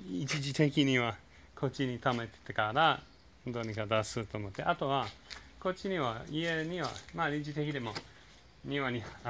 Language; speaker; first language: Japanese; non-native, fluent; English